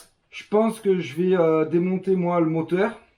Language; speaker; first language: French; native; French